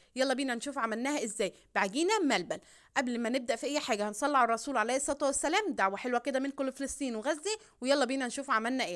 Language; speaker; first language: Arabic; native; Arabic